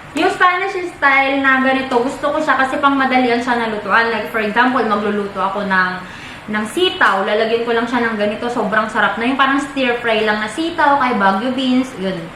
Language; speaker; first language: Filipino; non-native, local second language; Iloko